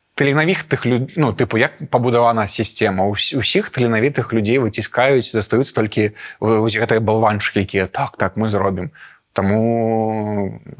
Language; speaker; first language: Belarusian; non-native, local second language; Russian